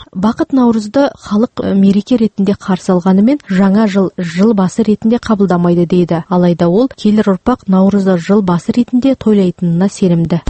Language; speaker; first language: Kazakh; native; Kazakh